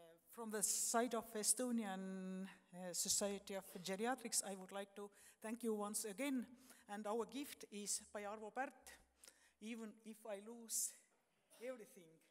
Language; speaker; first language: English; non-native, fluent; Estonian